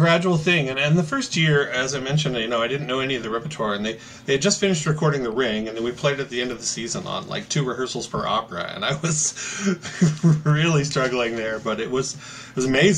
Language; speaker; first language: English; native; English